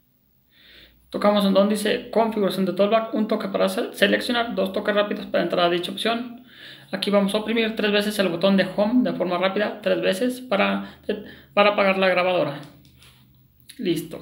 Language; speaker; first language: Spanish; native; Spanish